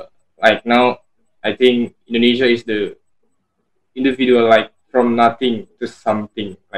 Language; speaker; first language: English; non-native, learner; Indonesian